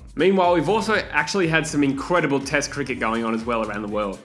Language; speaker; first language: English; native; English